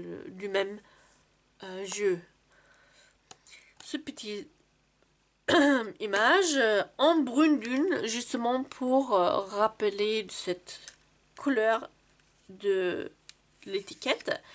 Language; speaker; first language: French; non-native, fluent; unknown